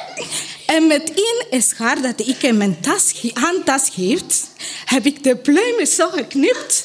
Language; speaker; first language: Dutch; non-native, learner; Spanish